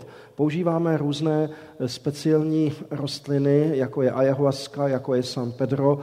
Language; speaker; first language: Czech; native; Czech